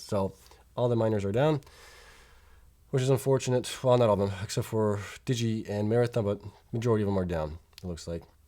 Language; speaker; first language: English; native; English